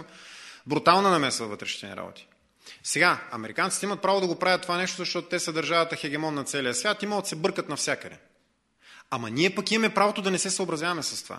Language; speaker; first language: Bulgarian; native; Bulgarian